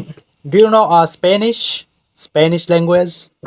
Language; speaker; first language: English; non-native, fluent; Bangla